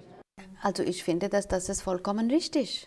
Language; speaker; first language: German; non-native, fluent; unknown